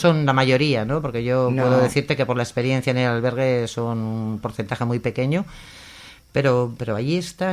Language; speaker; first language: Spanish; native; Spanish